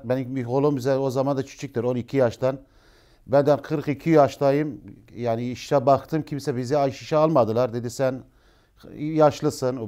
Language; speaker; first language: Turkish; non-native, learner; Arabic